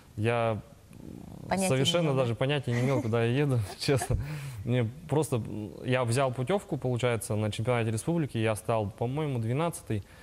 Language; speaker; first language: Russian; native; Russian